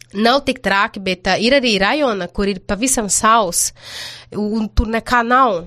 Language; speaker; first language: Latvian; non-native, fluent; Portuguese